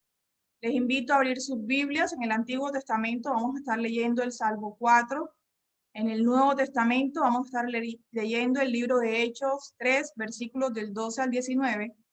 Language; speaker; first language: Spanish; native; Spanish